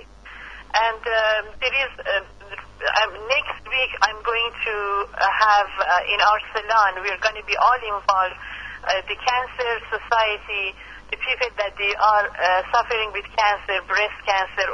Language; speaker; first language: English; non-native, fluent; Persian